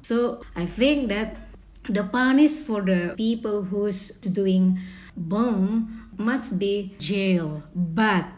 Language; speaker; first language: English; non-native, learner; Indonesian